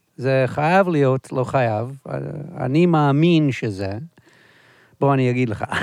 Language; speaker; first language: Hebrew; non-native, fluent; English